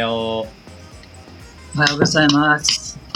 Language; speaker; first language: Japanese; non-native, learner; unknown